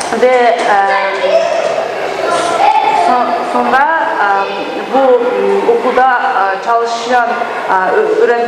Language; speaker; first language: Turkish; non-native, learner; Uyghur